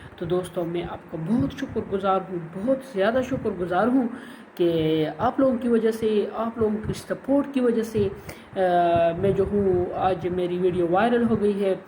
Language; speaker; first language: Urdu; non-native, local second language; Pashto